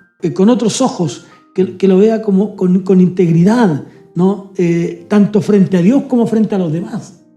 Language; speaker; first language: Spanish; native; Spanish